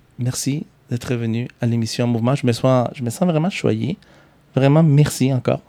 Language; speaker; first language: French; non-native, fluent; Spanish